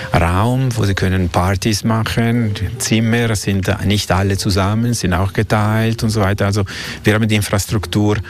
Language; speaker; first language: German; non-native, local second language; Italian